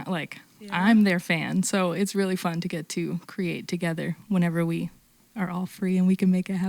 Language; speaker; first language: English; native; English